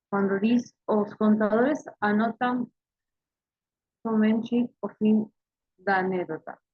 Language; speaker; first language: Portuguese; non-native, learner; Spanish